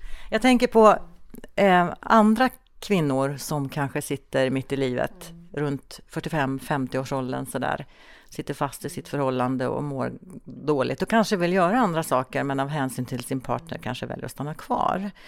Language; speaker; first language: Swedish; native; Swedish